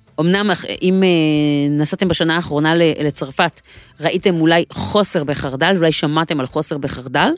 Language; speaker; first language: Hebrew; native; Hebrew